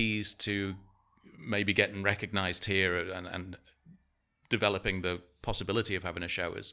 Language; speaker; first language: English; native; English